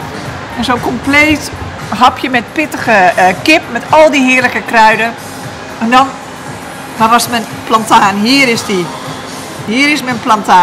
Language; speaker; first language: Dutch; native; Dutch